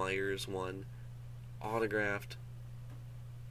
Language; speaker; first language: English; native; English